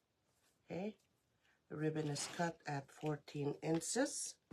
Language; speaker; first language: English; native; English